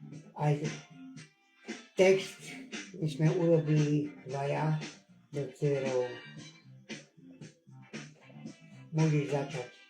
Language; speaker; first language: Slovak; non-native, local second language; Hungarian